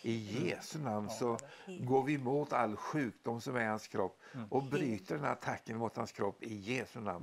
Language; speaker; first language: Swedish; native; Swedish